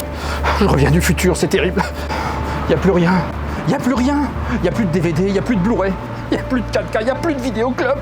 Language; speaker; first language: French; native; French